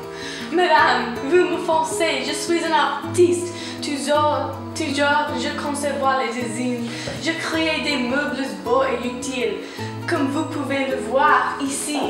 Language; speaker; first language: French; non-native, learner; English